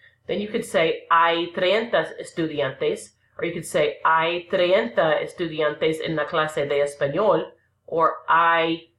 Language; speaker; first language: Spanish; non-native, fluent; English